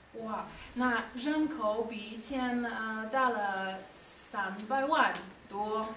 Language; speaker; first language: Chinese; non-native, fluent; Polish